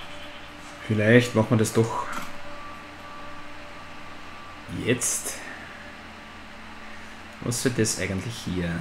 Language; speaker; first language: German; native; German